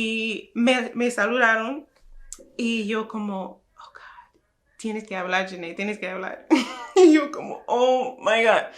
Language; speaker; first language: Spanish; non-native, fluent; English